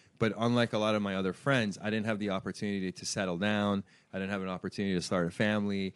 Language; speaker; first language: English; early bilingual, other home language; Persian